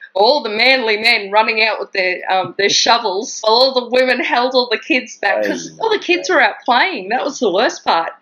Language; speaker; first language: English; native; English